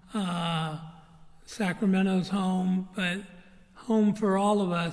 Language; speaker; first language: English; native; English